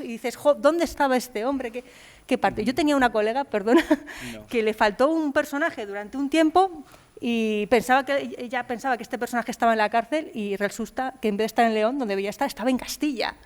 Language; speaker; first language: Spanish; native; Spanish